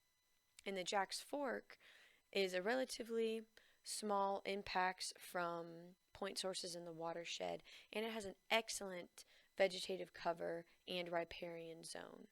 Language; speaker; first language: English; native; English